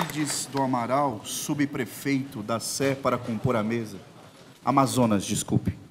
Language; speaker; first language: Portuguese; native; Portuguese